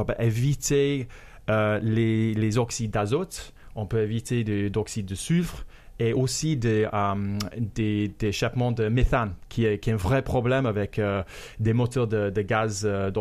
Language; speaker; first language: French; non-native, fluent; English